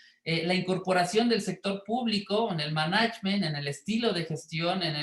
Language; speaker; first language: Spanish; native; Spanish